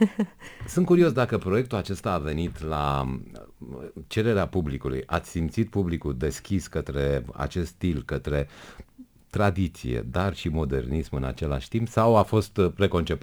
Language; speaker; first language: Romanian; native; Romanian